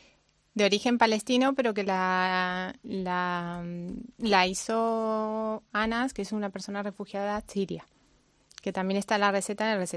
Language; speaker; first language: Spanish; native; Spanish